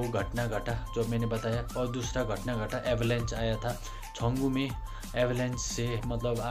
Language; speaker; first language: Hindi; non-native, local second language; Nepali